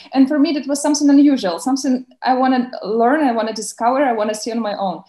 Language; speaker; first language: English; non-native, fluent; Belarusian